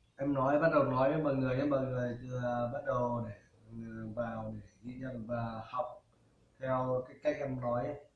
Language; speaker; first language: Vietnamese; non-native, local second language; Hmong